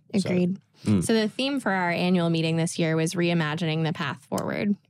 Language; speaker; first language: English; native; English